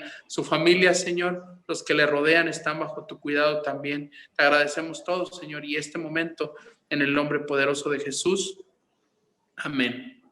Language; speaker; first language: Spanish; native; Spanish